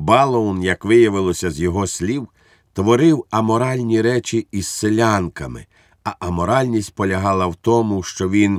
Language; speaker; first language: Ukrainian; native; Ukrainian